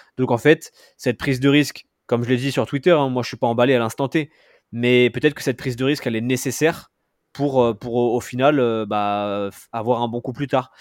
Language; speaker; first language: French; native; French